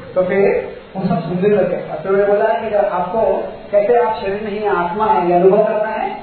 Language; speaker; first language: Hindi; non-native, local second language; Marathi